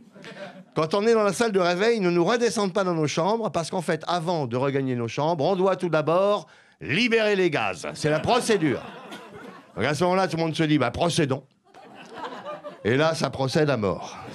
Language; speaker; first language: French; native; French